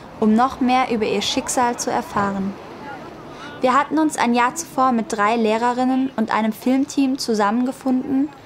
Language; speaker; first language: German; native; German